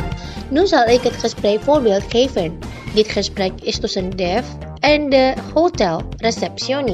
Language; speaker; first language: Dutch; non-native, learner; Indonesian